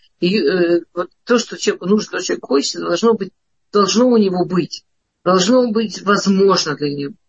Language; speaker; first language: Russian; early bilingual, heritage; Russian